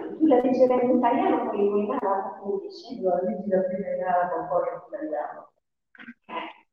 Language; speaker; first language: Italian; non-native, fluent; Arabic